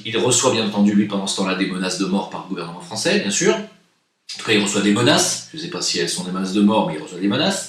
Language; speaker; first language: French; native; French